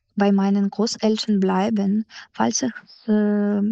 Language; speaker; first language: German; non-native, fluent; Ukrainian